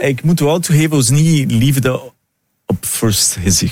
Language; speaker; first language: Dutch; non-native, fluent; Italian